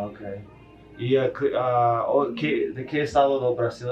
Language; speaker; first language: Portuguese; non-native, learner; English